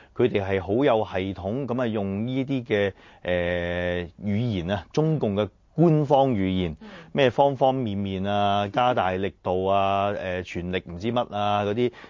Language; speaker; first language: Cantonese; native; Cantonese